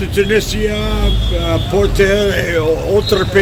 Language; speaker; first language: French; non-native, learner; English